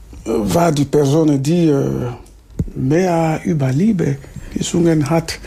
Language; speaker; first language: German; non-native, fluent; Lingala